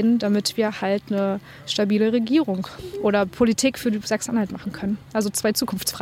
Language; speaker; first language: German; native; German